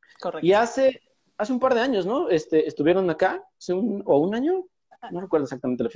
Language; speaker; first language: Spanish; native; Spanish